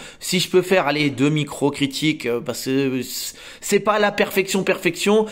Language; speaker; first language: French; native; French